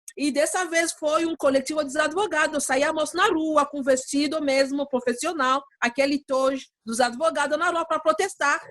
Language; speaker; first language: Portuguese; non-native, learner; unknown